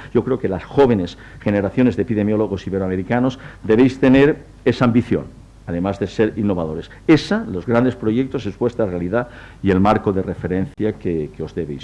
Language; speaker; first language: Spanish; native; Spanish